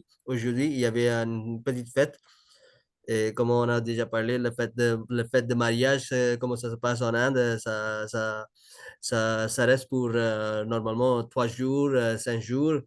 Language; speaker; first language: French; non-native, learner; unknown